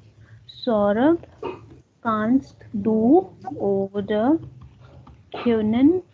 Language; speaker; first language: German; non-native, fluent; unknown